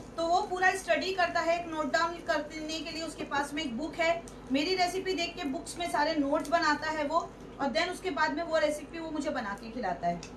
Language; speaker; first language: Hindi; native; Hindi